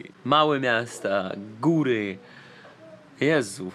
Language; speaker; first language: Polish; non-native, fluent; Russian